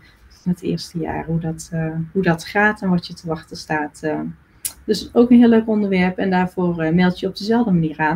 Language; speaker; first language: Dutch; native; Dutch